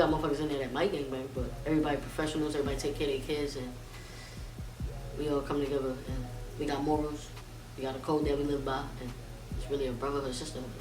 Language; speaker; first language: English; native; English